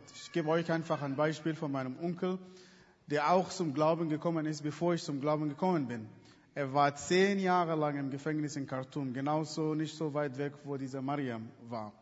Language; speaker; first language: German; non-native, fluent; Arabic